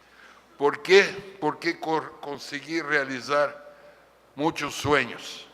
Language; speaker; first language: Spanish; non-native, fluent; Portuguese